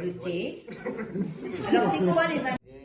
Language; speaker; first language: French; native; French